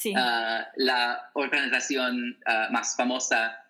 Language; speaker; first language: Spanish; non-native, fluent; English